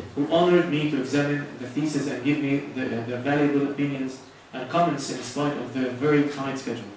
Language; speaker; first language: English; non-native, fluent; Arabic